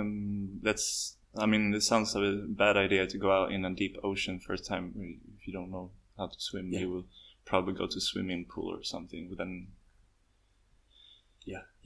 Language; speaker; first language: English; non-native, fluent; Swedish